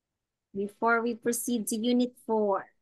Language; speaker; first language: English; non-native, local second language; Filipino